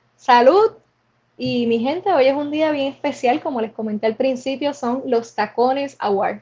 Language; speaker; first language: Spanish; native; Spanish